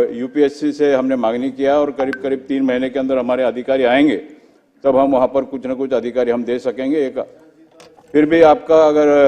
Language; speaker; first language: Hindi; non-native, local second language; Marathi